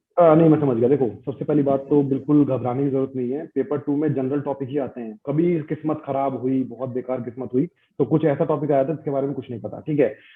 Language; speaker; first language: Hindi; native; Hindi